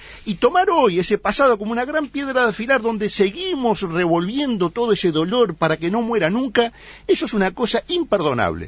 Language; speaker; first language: Spanish; native; Spanish